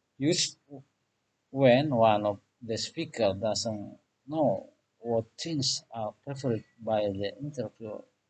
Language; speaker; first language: English; non-native, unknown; Indonesian